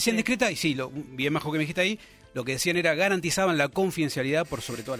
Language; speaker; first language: Spanish; native; Spanish